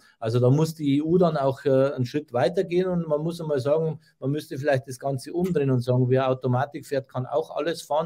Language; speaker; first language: German; native; German